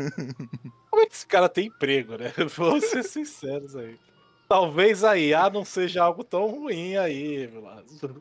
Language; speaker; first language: Portuguese; native; Portuguese